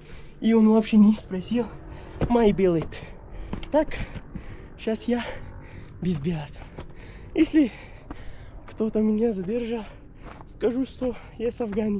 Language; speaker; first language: Russian; non-native, learner; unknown